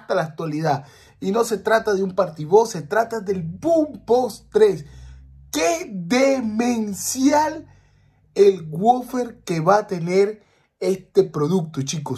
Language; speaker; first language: Spanish; native; Spanish